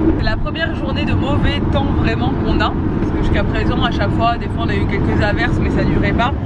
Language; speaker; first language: French; native; French